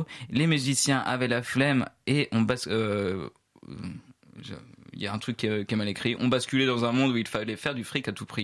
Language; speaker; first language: French; native; French